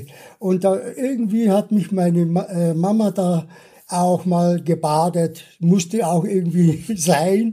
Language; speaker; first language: German; early bilingual, other home language; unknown